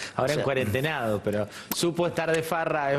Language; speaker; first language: Spanish; native; Spanish